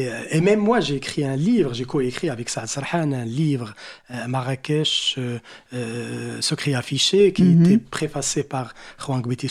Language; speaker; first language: French; non-native, local second language; Arabic